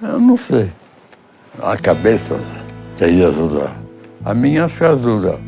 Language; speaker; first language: Portuguese; early bilingual, other home language; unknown